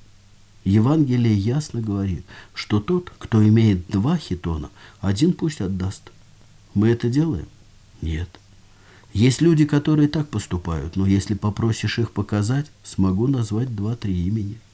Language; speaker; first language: Russian; native; Russian